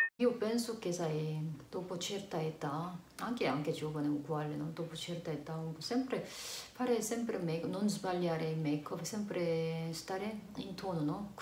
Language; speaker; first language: Italian; non-native, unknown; Korean